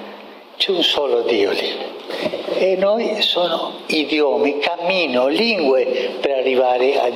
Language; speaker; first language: Italian; non-native, fluent; Spanish